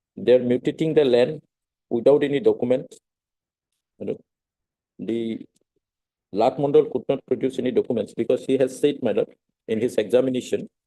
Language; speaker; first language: English; non-native, local second language; Assamese